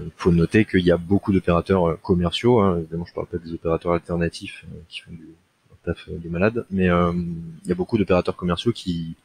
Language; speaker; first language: French; native; French